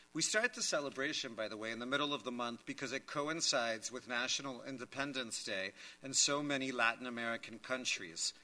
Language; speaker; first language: English; native; English